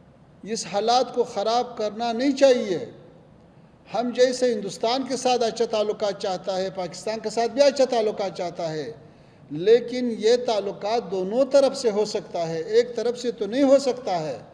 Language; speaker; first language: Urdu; non-native, fluent; Pashto